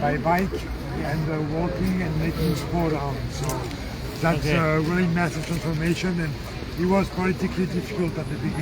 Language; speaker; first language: English; non-native, fluent; French